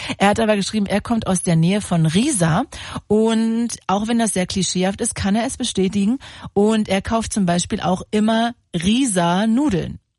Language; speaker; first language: German; native; German